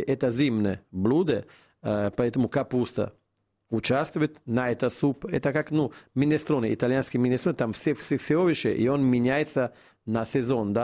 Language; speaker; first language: Russian; non-native, fluent; Italian